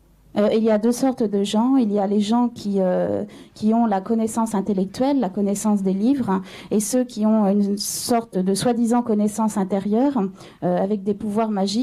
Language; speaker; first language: French; native; French